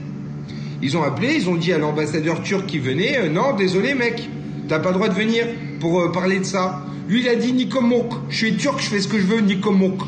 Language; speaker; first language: French; native; French